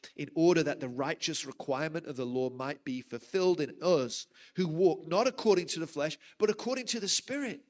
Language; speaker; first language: English; native; English